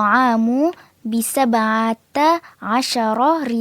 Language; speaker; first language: Arabic; non-native, learner; Malay